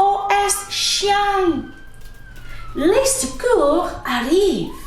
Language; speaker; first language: French; non-native, fluent; English